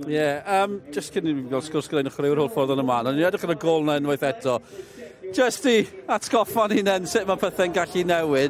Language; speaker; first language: Welsh; native; Welsh